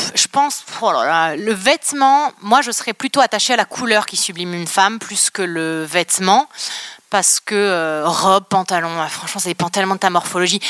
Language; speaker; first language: French; native; French